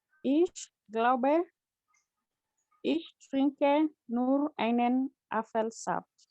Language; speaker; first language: German; non-native, learner; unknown